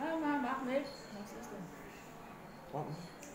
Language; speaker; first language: German; non-native, learner; Thai